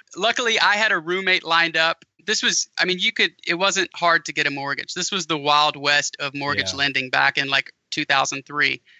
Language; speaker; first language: English; native; English